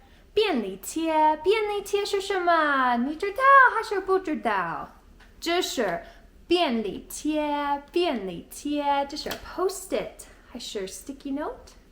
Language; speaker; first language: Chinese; non-native, learner; English